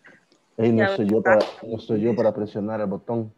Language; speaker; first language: Spanish; native; Spanish